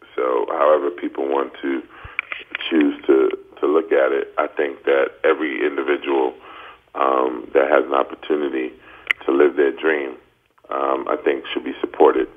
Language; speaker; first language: English; native; English